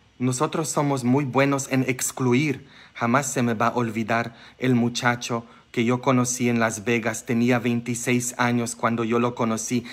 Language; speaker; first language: Spanish; non-native, fluent; Polish